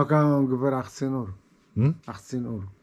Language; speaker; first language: German; non-native, learner; Arabic